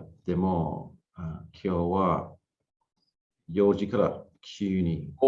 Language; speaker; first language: Japanese; non-native, learner; English